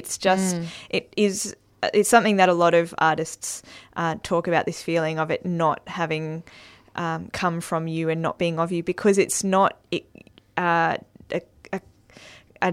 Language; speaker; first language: English; native; English